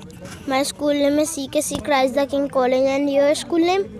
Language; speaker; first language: English; non-native, learner; Hindi